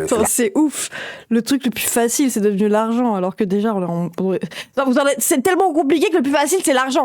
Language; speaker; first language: French; native; French